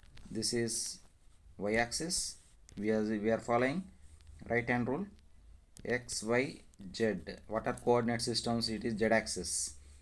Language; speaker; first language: English; non-native, local second language; Telugu